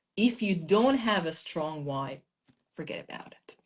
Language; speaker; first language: English; non-native, fluent; Persian